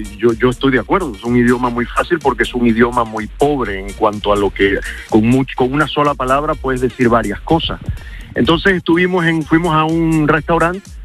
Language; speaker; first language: Spanish; early bilingual, heritage; Spanish